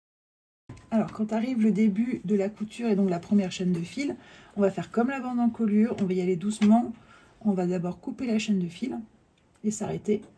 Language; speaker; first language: French; native; French